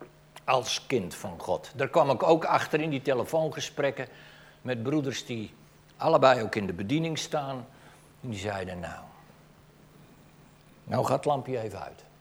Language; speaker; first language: Dutch; native; Dutch